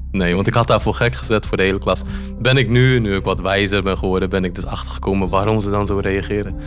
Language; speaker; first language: Dutch; early bilingual, other home language; Polish